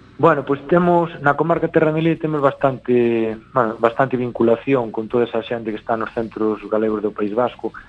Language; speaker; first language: Galician; native; Galician